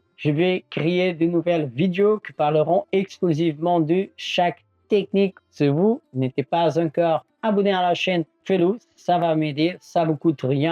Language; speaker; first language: French; non-native, fluent; Portuguese